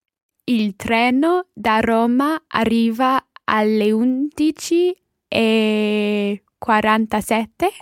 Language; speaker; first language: Italian; non-native, learner; English